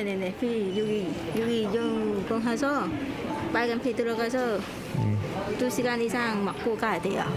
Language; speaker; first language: Korean; non-native, learner; Vietnamese